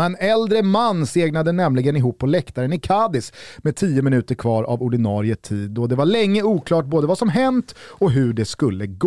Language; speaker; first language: Swedish; native; Swedish